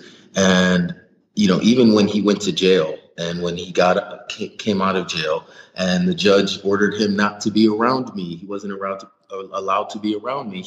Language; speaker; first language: English; native; English